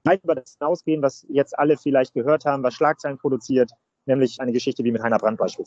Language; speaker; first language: German; native; German